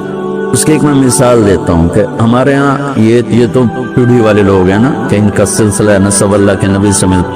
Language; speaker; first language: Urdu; non-native, local second language; Saraiki